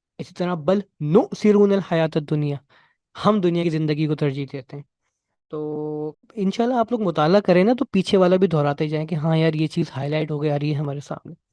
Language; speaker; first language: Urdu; native; Urdu